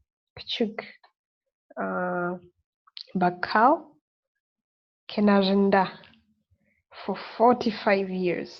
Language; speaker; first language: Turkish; non-native, learner; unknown